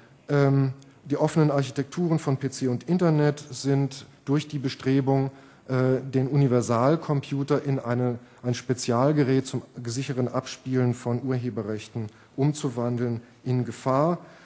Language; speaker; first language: German; native; German